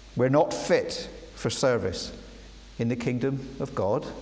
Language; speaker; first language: English; native; English